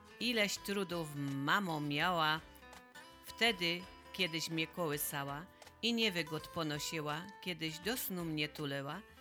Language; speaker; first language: Polish; native; Polish